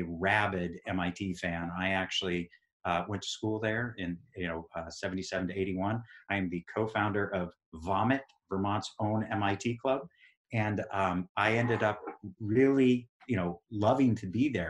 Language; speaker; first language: English; native; English